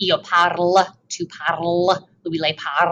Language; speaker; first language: Italian; non-native, fluent; English